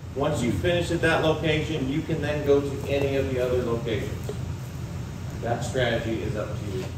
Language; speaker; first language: English; native; English